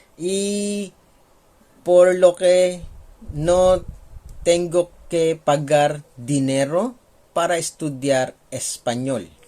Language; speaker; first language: Spanish; non-native, learner; Filipino